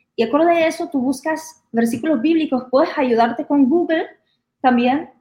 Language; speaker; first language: Spanish; non-native, fluent; German